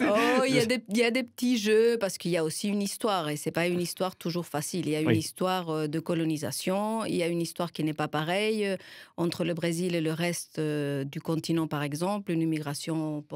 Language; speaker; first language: French; non-native, fluent; Spanish